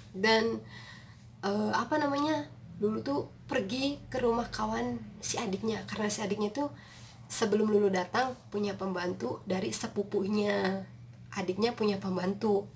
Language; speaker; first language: Indonesian; non-native, local second language; Sundanese